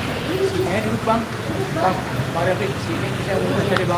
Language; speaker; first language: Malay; non-native, local second language; Javanese